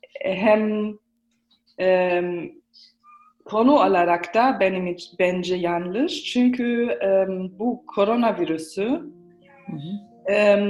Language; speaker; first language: Turkish; early bilingual, heritage; Turkish